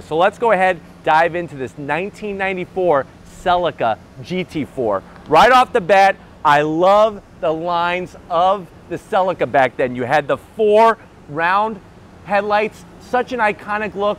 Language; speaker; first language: English; native; English